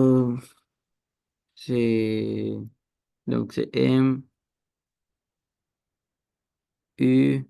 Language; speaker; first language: French; non-native, learner; Romanian